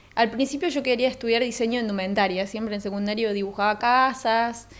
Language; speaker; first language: Spanish; native; Spanish